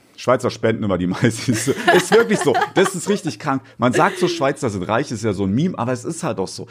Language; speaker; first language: German; native; German